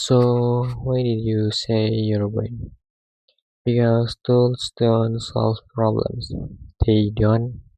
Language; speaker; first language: English; non-native, learner; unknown